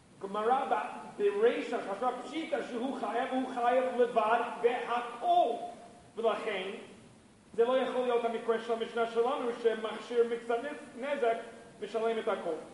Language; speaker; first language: Hebrew; non-native, fluent; English